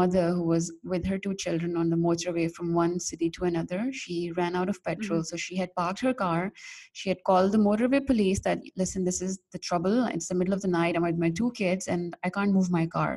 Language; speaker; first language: English; non-native, local second language; Urdu